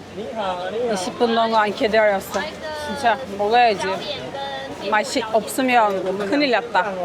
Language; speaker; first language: Korean; non-native, learner; Turkish